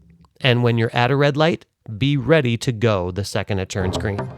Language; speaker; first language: English; native; English